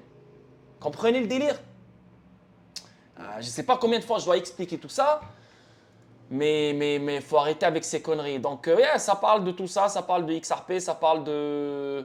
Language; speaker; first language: French; native; French